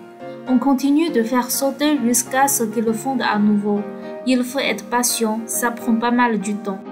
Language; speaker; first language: French; non-native, fluent; Chinese